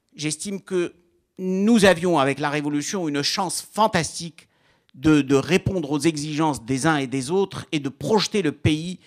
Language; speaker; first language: French; non-native, local second language; Arabic